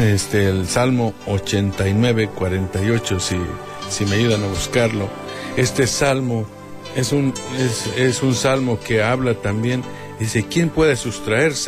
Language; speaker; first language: Spanish; native; Spanish